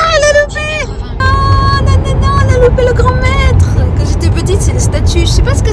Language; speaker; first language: French; native; French